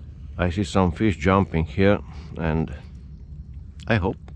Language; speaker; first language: English; non-native, learner; Romanian